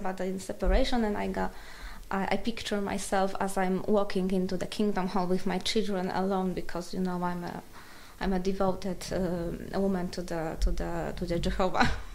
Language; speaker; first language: English; non-native, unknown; Polish